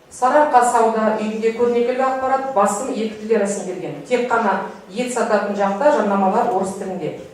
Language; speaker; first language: Kazakh; native; Kazakh